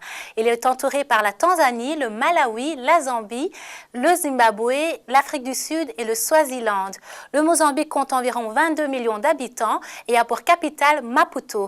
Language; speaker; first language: French; native; French